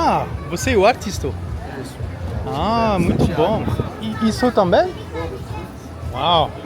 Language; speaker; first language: Portuguese; non-native, learner; French